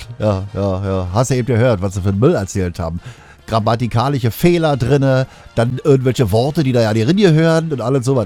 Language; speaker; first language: German; native; German